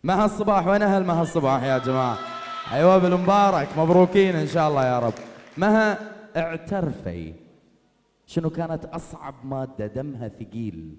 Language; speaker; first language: Arabic; native; Arabic